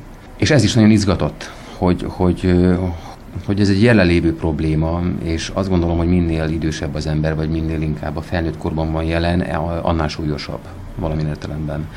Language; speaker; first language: Hungarian; native; Hungarian